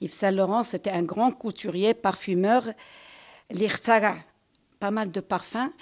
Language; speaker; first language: French; non-native, local second language; Arabic